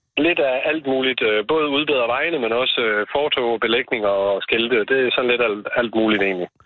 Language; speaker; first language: Danish; native; Danish